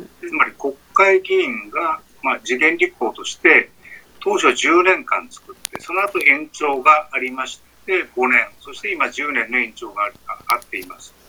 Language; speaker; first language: Japanese; native; Japanese